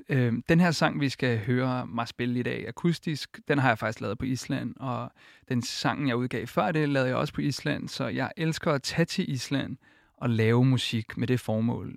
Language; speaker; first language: Danish; early bilingual, other home language; Icelandic